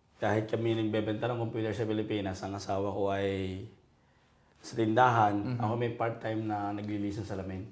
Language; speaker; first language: Filipino; native; Filipino